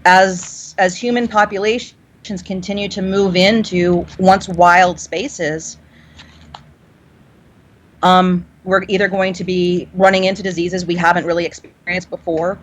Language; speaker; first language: English; native; English